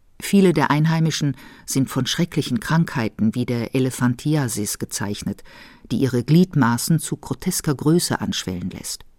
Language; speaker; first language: German; native; German